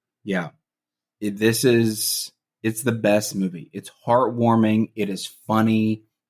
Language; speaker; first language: English; native; English